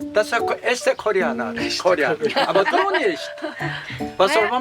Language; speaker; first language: German; non-native, learner; Korean